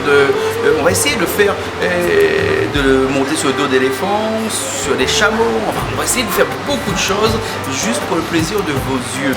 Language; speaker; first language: French; native; French